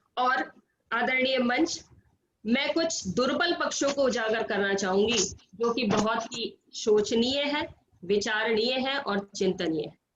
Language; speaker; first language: Hindi; native; Hindi